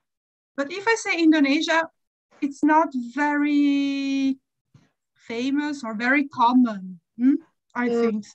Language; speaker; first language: English; non-native, fluent; German